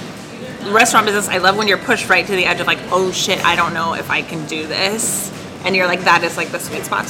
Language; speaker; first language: English; native; English